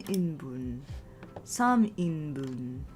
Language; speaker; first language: Korean; non-native, learner; English